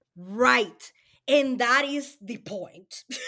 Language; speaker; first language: English; non-native, fluent; Spanish